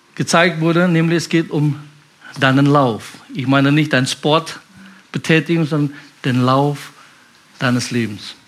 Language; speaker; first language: German; non-native, fluent; Indonesian